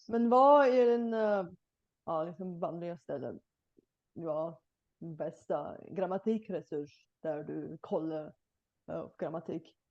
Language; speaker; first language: Swedish; non-native, fluent; Bulgarian